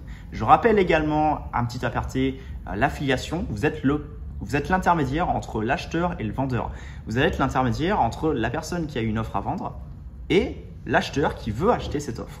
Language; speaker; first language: French; native; French